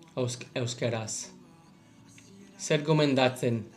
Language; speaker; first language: Basque; non-native, learner; English